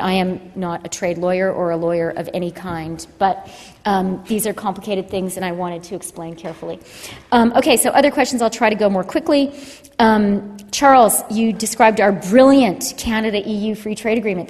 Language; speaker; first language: English; native; English